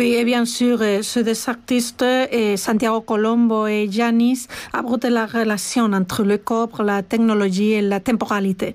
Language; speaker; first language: French; non-native, fluent; Spanish